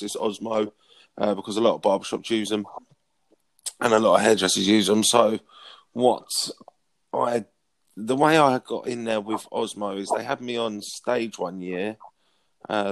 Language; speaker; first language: English; native; English